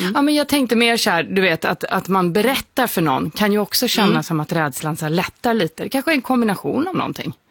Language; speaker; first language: Swedish; native; Swedish